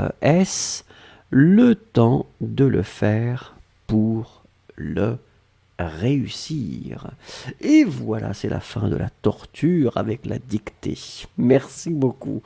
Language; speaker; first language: French; native; French